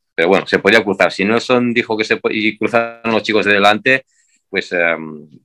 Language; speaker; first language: Spanish; native; Spanish